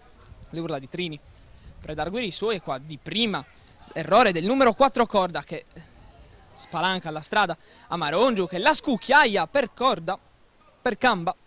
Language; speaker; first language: Italian; native; Italian